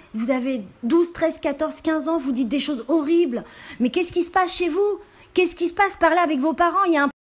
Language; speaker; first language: French; native; French